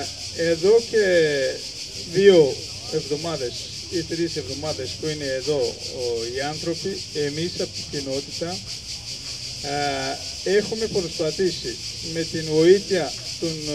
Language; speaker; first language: Greek; non-native, fluent; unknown